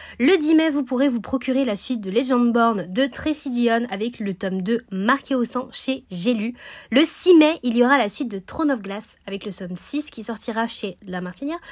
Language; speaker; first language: French; native; French